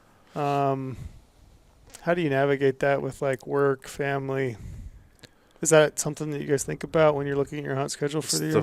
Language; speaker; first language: English; native; English